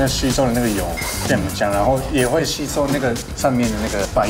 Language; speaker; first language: Chinese; native; Chinese